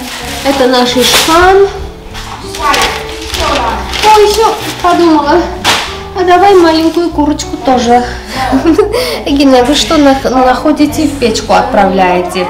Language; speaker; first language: Russian; non-native, fluent; Armenian